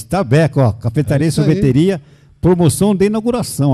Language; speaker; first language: Portuguese; native; Portuguese